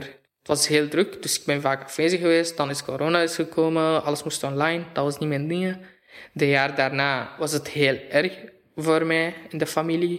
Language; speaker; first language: Dutch; non-native, fluent; Arabic